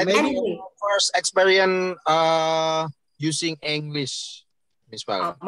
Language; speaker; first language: English; non-native, learner; Indonesian